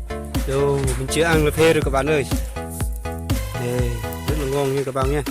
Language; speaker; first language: Vietnamese; non-native, local second language; Jarai